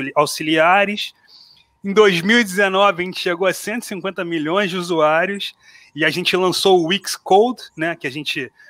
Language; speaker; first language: Portuguese; native; Portuguese